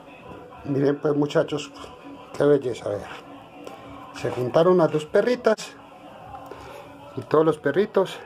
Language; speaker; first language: Spanish; native; Spanish